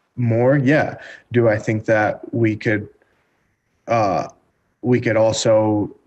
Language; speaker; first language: English; native; English